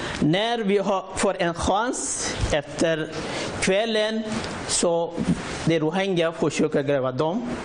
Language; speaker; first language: Swedish; non-native, learner; Rohingya